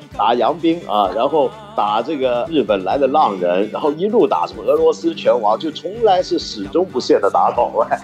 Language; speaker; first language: Chinese; non-native, local second language; Cantonese